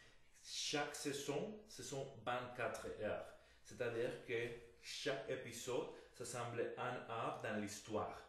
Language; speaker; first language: French; non-native, fluent; Spanish